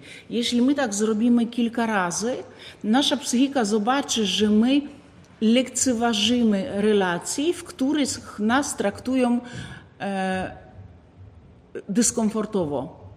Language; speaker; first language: Polish; non-native, fluent; Ukrainian